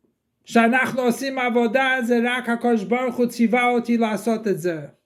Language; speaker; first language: Hebrew; non-native, fluent; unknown